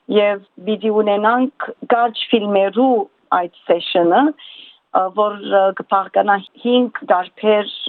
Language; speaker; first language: Armenian; early bilingual, heritage; Armenian